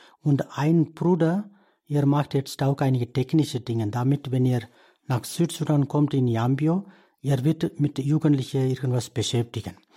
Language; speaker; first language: German; non-native, learner; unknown